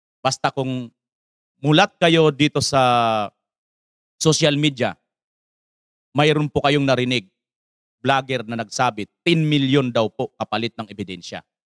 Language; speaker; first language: Filipino; native; Filipino